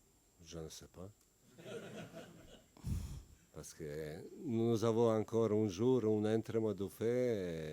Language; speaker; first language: French; non-native, learner; Bosnian